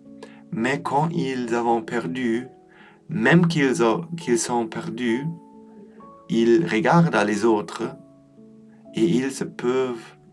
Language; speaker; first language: French; non-native, learner; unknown